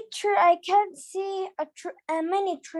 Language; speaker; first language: English; non-native, learner; Arabic